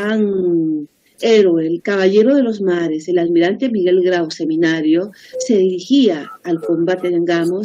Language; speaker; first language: Spanish; native; Spanish